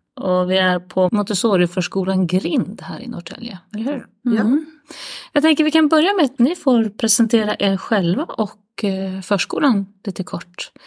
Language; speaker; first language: Swedish; native; Swedish